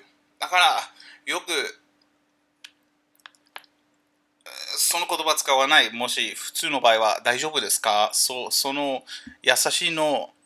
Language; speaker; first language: Japanese; non-native, learner; English